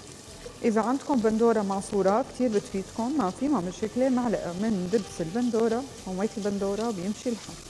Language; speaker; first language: Arabic; native; Arabic